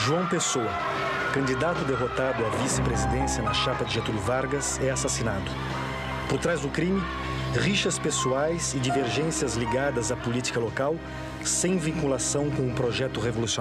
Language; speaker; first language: Portuguese; native; Portuguese